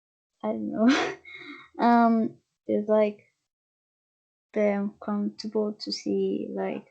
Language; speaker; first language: English; non-native, fluent; Spanish